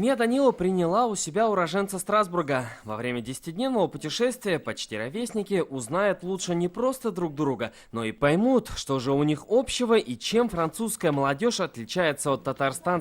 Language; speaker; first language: Russian; native; Russian